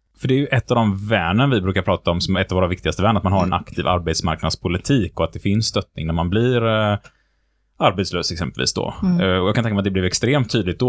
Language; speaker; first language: Swedish; native; Swedish